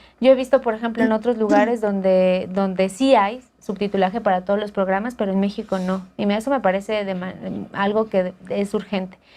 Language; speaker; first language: Spanish; native; Spanish